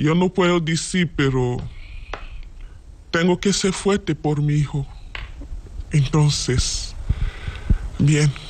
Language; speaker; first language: Spanish; non-native, learner; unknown